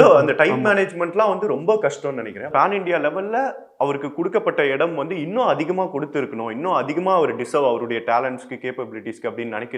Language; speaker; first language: Tamil; native; Tamil